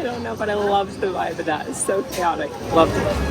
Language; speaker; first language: English; native; English